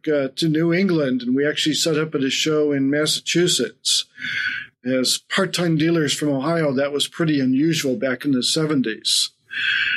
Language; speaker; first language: English; native; English